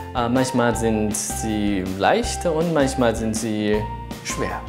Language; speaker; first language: German; non-native, fluent; Chinese